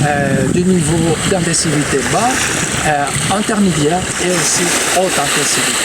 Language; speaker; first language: French; non-native, fluent; Greek